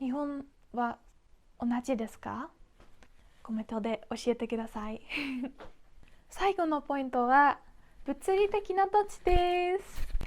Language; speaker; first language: Japanese; non-native, fluent; Dutch